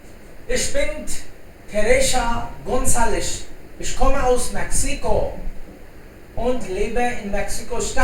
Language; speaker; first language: German; non-native, fluent; Hindi